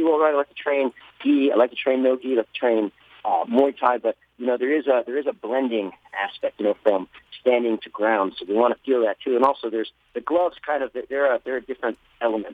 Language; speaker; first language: English; native; English